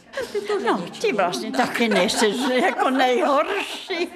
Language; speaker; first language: Czech; non-native, fluent; Russian